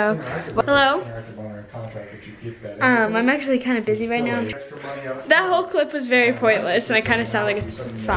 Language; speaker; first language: English; native; English